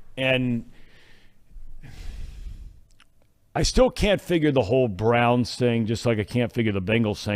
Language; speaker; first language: English; native; English